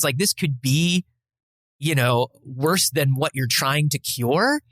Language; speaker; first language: English; native; English